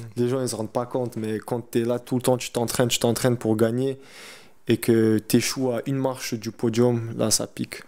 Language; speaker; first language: French; early bilingual, other home language; Chechen